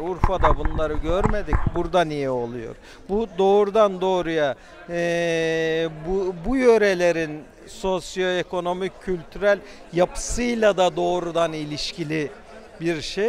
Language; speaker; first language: Turkish; native; Turkish